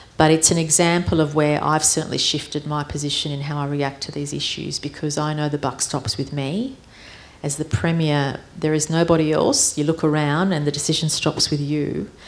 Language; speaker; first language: English; early bilingual, other home language; Armenian